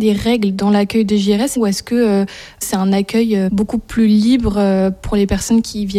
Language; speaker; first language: French; native; French